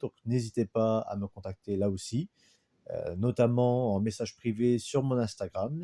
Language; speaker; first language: French; native; French